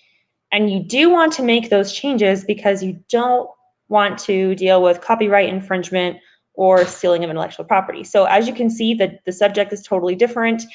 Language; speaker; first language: English; native; English